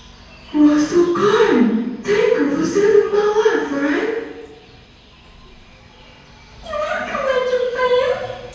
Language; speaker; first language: English; non-native, learner; Indonesian